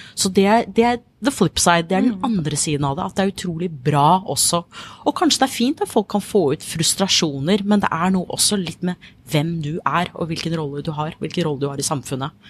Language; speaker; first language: Norwegian; non-native, fluent; English